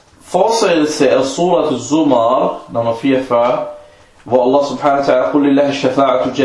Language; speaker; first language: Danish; non-native, fluent; Arabic